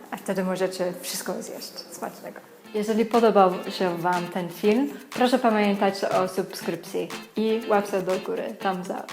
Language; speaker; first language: Polish; non-native, learner; English